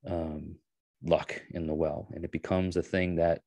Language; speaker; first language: English; native; English